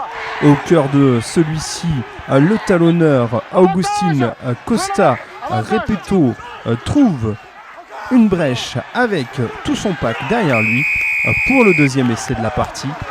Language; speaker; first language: French; native; French